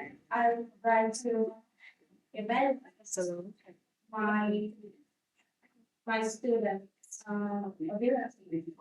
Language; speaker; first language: English; non-native, learner; Vietnamese